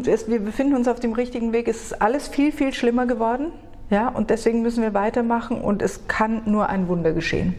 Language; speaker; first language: German; early bilingual, other home language; Hebrew